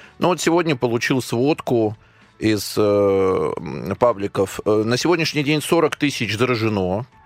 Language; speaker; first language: Russian; native; Russian